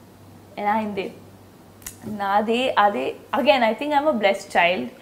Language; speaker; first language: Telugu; non-native, local second language; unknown